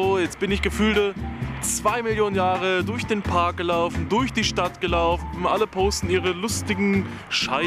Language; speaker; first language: German; native; German